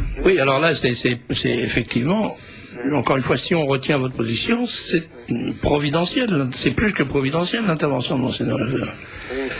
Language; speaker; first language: French; native; French